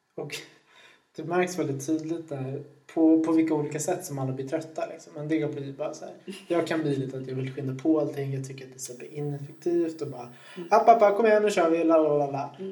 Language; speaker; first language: Swedish; native; Swedish